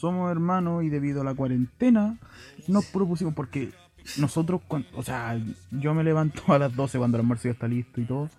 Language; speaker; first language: Spanish; native; Spanish